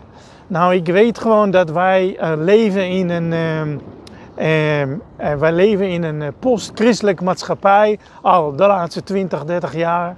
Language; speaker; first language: Dutch; non-native, fluent; Hebrew